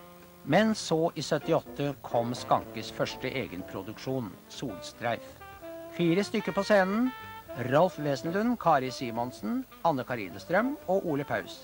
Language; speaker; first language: Norwegian; native; Norwegian